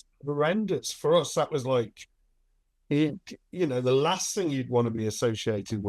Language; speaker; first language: English; native; English